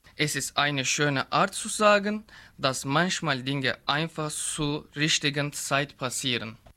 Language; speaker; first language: German; non-native, learner; Turkish